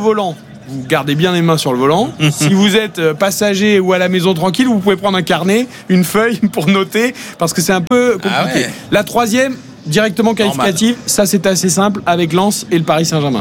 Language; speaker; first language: French; native; French